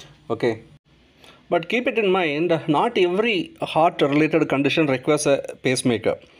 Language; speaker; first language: English; non-native, local second language; Malayalam